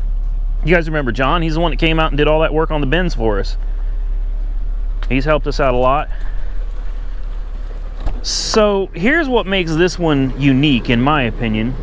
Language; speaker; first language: English; native; English